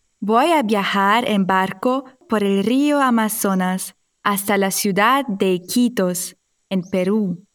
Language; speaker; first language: Spanish; non-native, fluent; German